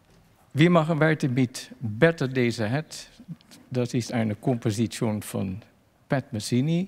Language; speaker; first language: German; non-native, fluent; Dutch